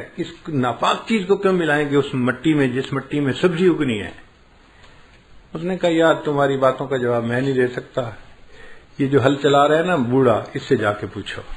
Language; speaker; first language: Urdu; native; Urdu